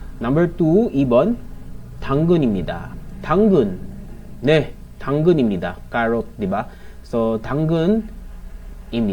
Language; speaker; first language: Korean; non-native, learner; Filipino